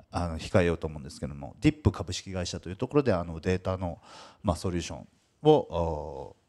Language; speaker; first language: Japanese; native; Japanese